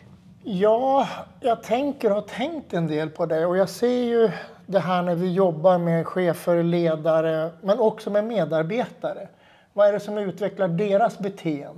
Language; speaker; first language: Swedish; native; Swedish